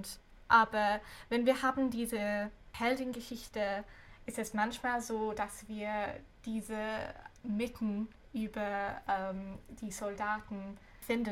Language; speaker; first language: German; non-native, fluent; English